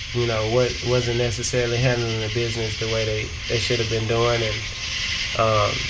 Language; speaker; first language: English; native; English